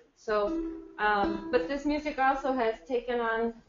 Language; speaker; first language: English; native; English